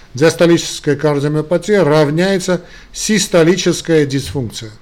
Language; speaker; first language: Russian; non-native, local second language; Armenian